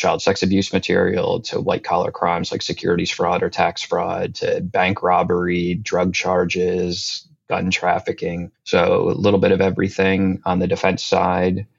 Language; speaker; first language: English; native; English